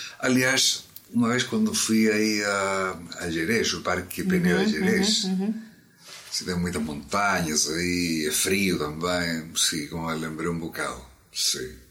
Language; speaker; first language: Portuguese; non-native, fluent; Spanish